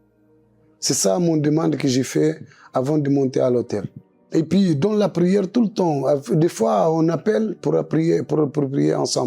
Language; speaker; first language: French; non-native, local second language; Portuguese